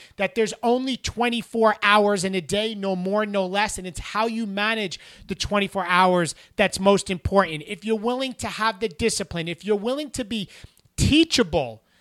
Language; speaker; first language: English; native; English